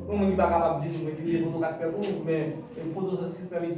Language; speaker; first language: French; non-native, local second language; Haitian Creole